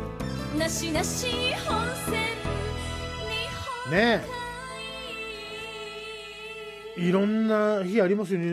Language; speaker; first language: Japanese; native; Japanese